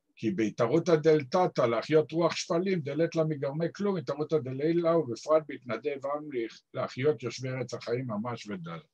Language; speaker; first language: Hebrew; native; Hebrew